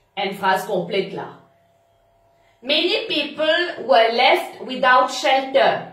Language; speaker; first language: English; non-native, local second language; Morisyen